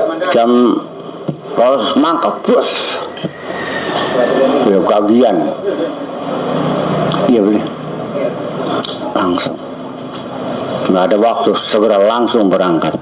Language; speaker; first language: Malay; non-native, local second language; Javanese